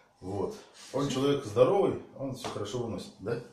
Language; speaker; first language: Russian; native; Russian